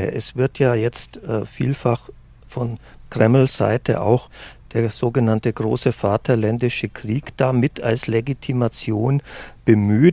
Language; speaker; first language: German; native; German